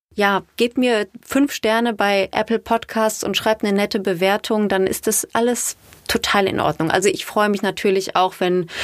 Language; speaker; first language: German; native; German